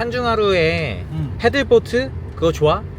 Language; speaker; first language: Korean; native; Korean